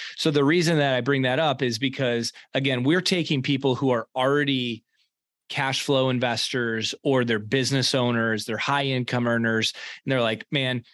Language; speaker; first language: English; native; English